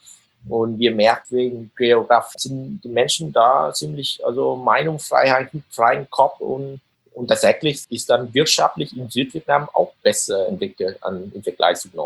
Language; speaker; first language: German; non-native, fluent; Vietnamese